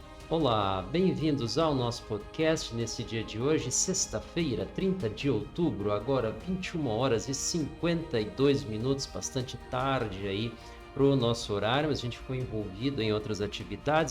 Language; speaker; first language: Portuguese; native; Portuguese